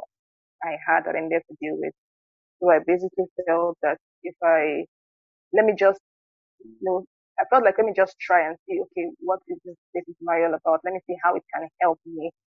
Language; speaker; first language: English; non-native, local second language; Igbo